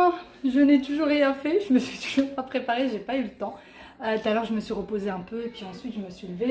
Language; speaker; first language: French; native; French